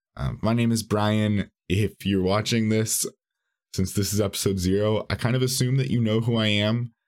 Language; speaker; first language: English; native; English